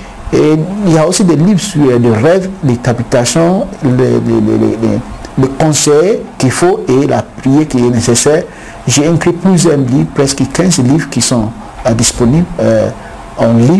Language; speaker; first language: French; non-native, fluent; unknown